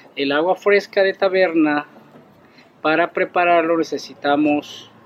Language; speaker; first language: Spanish; native; Spanish